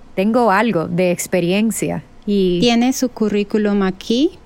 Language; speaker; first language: Spanish; native; Spanish